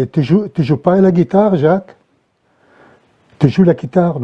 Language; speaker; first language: French; non-native, fluent; Arabic